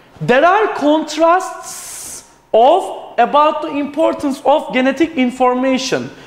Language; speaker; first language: English; non-native, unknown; Turkish